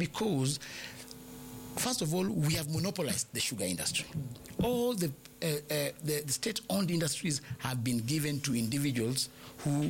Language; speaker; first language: English; non-native, local second language; Luyia